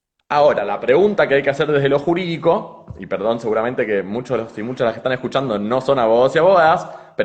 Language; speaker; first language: Spanish; native; Spanish